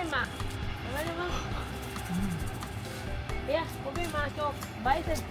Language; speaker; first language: German; non-native, learner; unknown